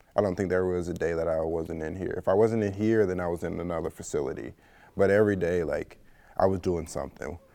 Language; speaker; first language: English; native; English